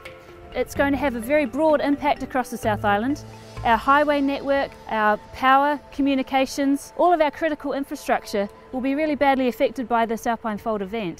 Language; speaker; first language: English; native; English